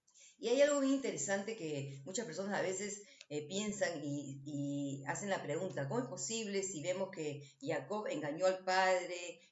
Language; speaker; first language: Spanish; native; Spanish